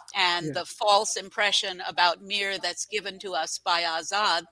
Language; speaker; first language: English; native; English